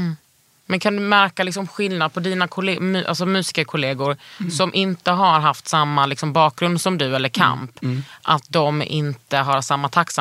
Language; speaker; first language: Swedish; native; Swedish